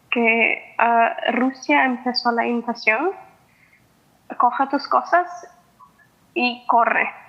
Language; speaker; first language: Spanish; non-native, fluent; Ukrainian